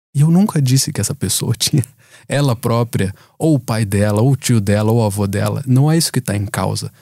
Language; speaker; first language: Portuguese; native; Portuguese